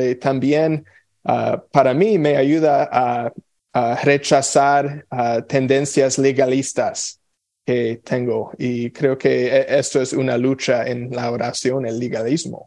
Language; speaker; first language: Spanish; non-native, fluent; English